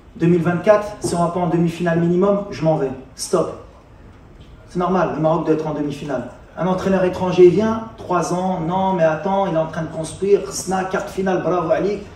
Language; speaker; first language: French; native; French